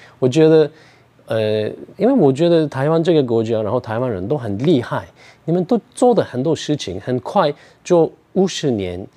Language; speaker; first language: Chinese; non-native, fluent; Turkish